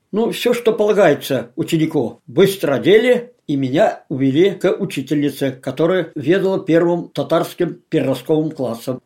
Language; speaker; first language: Russian; non-native, local second language; Tatar